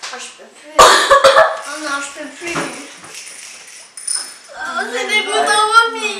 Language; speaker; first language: French; native; French